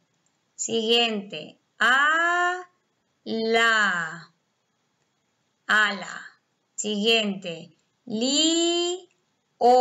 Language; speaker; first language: Spanish; native; Spanish